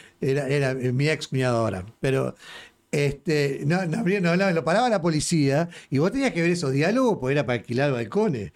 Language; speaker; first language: Spanish; native; Spanish